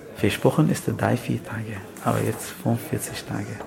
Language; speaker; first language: German; non-native, fluent; Arabic